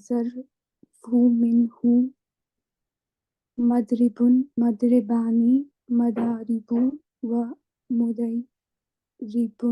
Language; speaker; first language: Arabic; non-native, learner; Urdu